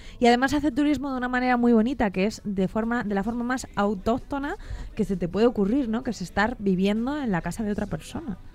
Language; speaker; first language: Spanish; native; Spanish